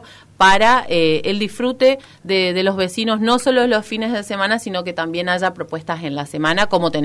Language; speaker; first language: Spanish; native; Spanish